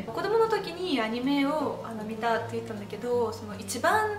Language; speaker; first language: Japanese; non-native, fluent; Russian